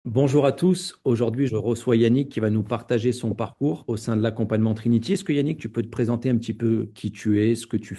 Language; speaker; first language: French; native; French